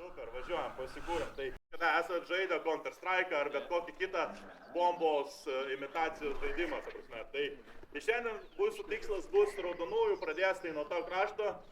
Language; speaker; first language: Lithuanian; native; Lithuanian